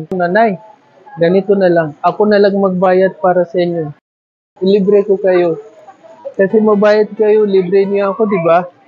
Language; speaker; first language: Filipino; non-native, learner; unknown